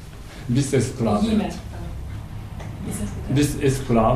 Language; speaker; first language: German; non-native, learner; Japanese